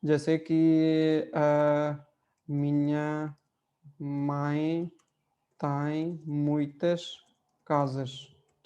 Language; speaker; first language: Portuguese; non-native, fluent; Hindi